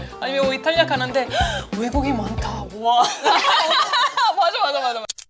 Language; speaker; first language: Korean; non-native, fluent; Italian